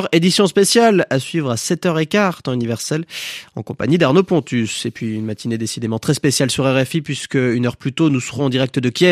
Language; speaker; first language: French; native; French